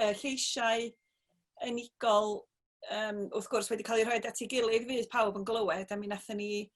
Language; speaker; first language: Welsh; native; Welsh